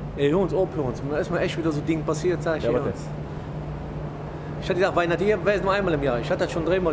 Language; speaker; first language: German; native; German